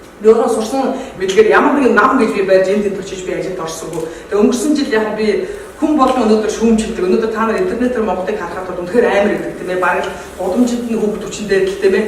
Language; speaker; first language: Mongolian; native; Mongolian